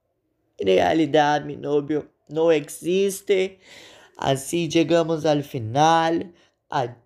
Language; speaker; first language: Spanish; non-native, learner; Portuguese